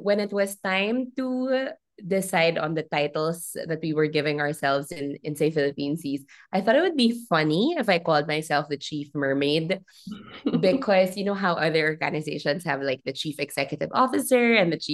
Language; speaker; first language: English; non-native, local second language; Filipino